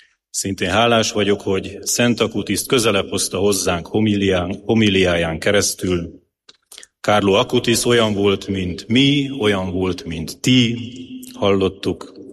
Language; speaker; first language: Hungarian; native; Hungarian